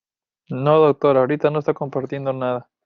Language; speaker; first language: Spanish; native; Spanish